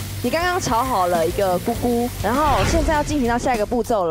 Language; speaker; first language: Chinese; native; Chinese